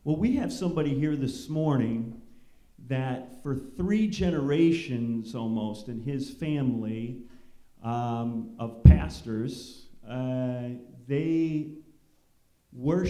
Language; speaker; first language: English; native; English